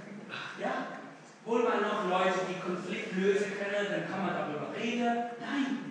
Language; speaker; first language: German; non-native, fluent; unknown